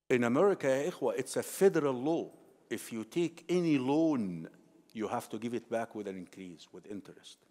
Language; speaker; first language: English; non-native, fluent; Arabic